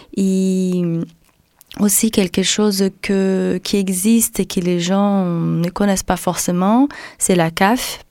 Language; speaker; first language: French; non-native, fluent; Portuguese